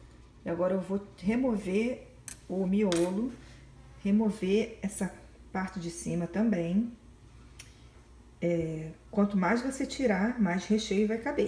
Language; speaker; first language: Portuguese; native; Portuguese